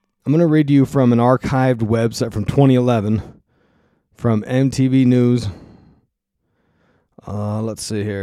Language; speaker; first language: English; native; English